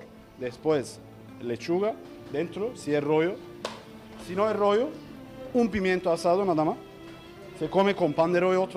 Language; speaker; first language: Spanish; non-native, learner; Turkish